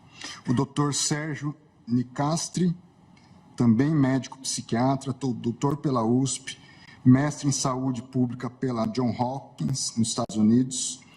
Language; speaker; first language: Portuguese; native; Portuguese